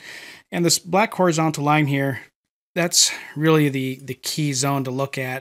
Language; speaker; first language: English; native; English